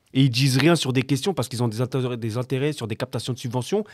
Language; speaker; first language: French; native; French